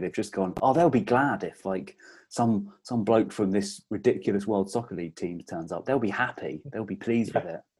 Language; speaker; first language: English; native; English